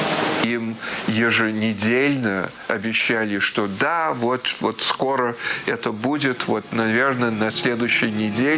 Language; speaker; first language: Russian; early bilingual, heritage; Russian